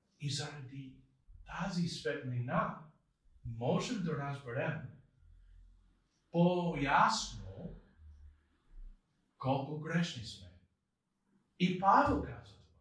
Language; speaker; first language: Bulgarian; non-native, fluent; English